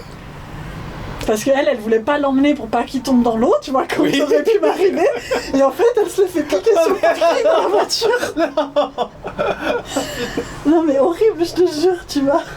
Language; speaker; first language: French; native; French